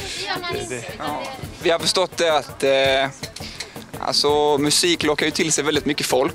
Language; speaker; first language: Swedish; native; Swedish